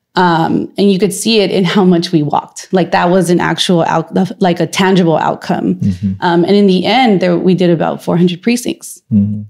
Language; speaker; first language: English; native; English